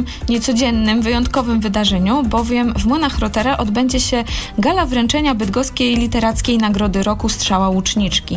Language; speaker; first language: Polish; native; Polish